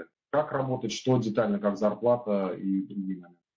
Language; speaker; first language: Russian; native; Russian